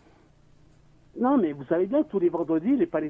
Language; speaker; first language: French; native; French